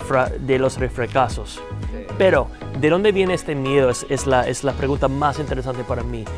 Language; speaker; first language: Spanish; non-native, fluent; English